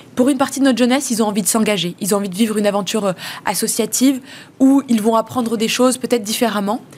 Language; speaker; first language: French; native; French